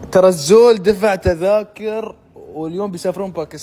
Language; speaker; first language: Arabic; native; Arabic